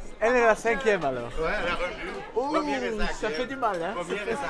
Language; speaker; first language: French; non-native, learner; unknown